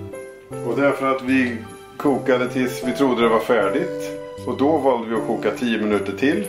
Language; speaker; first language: Swedish; native; Swedish